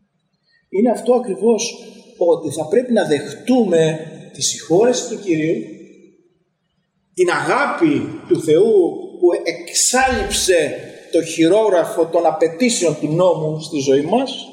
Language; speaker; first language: Greek; native; Greek